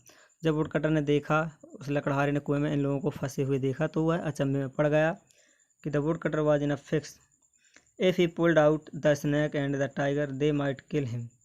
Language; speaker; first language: Hindi; native; Hindi